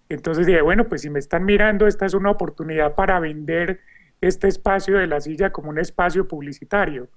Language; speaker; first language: Spanish; native; Spanish